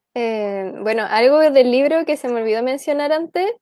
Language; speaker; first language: Spanish; native; Spanish